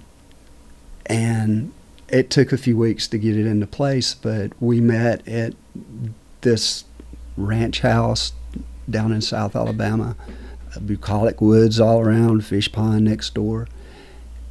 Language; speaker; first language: English; native; English